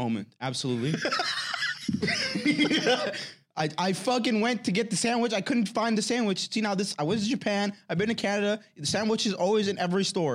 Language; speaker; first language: English; native; English